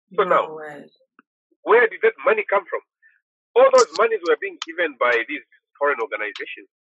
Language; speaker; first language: English; non-native, local second language; Bemba